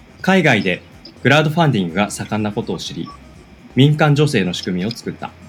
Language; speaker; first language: Japanese; native; Japanese